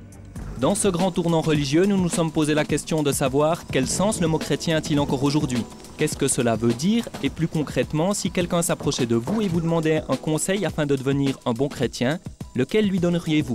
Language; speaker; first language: French; native; French